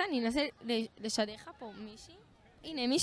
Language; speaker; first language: Hebrew; native; Hebrew